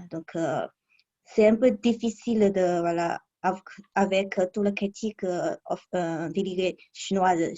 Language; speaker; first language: French; non-native, learner; Chinese